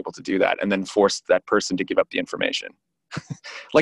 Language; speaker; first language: English; native; English